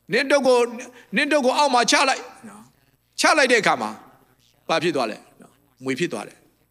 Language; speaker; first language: Burmese; non-native, local second language; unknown